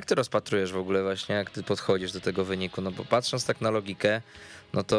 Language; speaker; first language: Polish; native; Polish